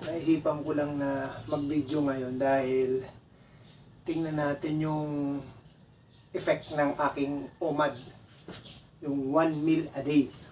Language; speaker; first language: Filipino; non-native, local second language; Bikol